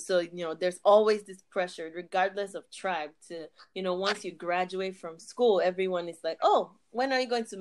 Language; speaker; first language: English; non-native, local second language; Igbo